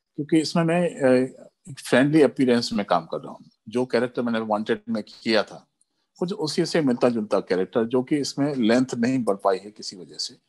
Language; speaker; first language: Hindi; early bilingual, other home language; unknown